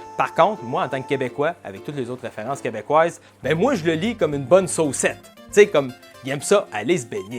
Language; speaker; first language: French; native; French